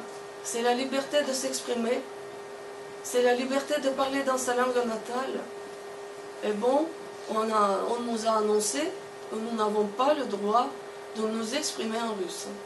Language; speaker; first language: French; non-native, fluent; Russian